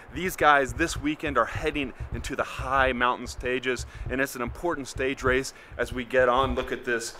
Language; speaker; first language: English; native; English